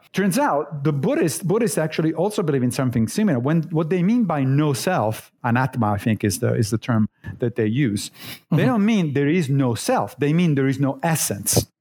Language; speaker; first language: English; non-native, fluent; Italian